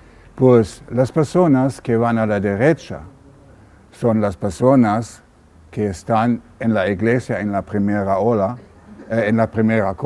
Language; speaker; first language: Spanish; non-native, learner; German